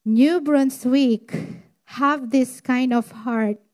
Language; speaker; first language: English; non-native, local second language; Filipino